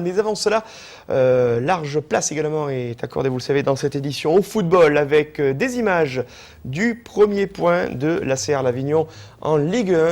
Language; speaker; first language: French; native; French